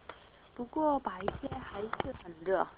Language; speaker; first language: Chinese; non-native, learner; Korean